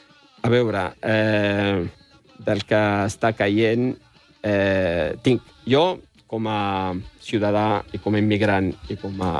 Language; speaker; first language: Catalan; non-native, fluent; Riffian